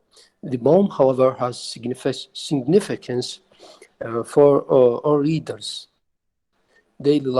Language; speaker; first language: English; non-native, learner; Arabic